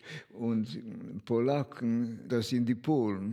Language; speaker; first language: German; non-native, fluent; Hungarian